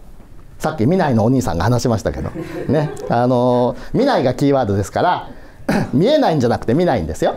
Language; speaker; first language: Japanese; native; Japanese